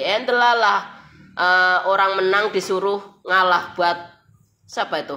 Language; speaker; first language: Indonesian; native; Indonesian